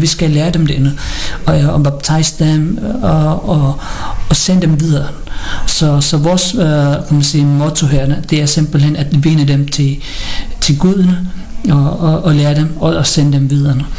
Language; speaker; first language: Danish; early bilingual, other home language; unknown